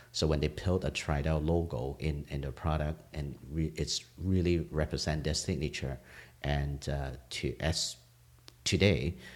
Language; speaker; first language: English; non-native, local second language; Cantonese